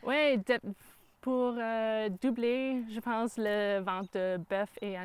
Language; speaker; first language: French; non-native, local second language; English